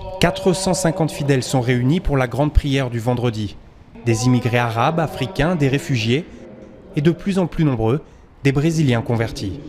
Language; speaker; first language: French; native; French